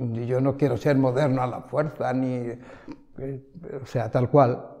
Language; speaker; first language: Spanish; native; Spanish